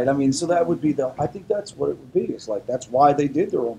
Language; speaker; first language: English; native; English